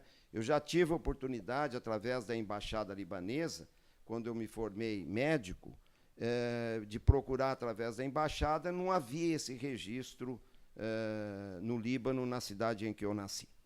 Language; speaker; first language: Portuguese; early bilingual, other home language; Arabic